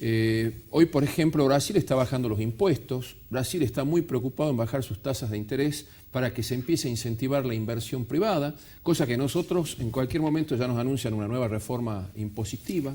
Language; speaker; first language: Spanish; native; Spanish